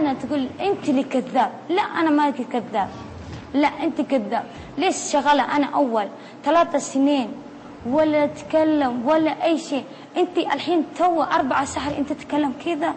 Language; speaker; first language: Arabic; non-native, learner; Indonesian